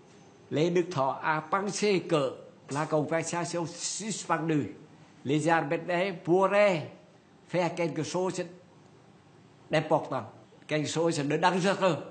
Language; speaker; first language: French; non-native, learner; Vietnamese